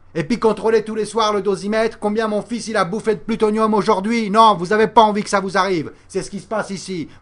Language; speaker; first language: French; native; French